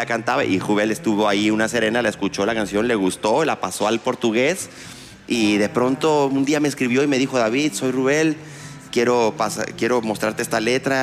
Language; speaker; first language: Spanish; native; Spanish